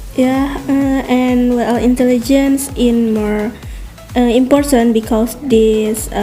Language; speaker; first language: English; non-native, learner; Indonesian